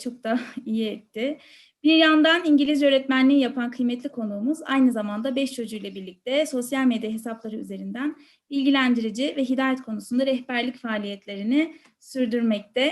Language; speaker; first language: Turkish; native; Turkish